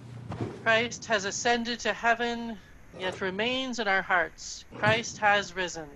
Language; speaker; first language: English; native; English